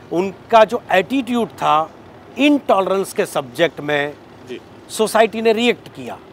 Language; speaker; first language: Hindi; non-native, local second language; Gujarati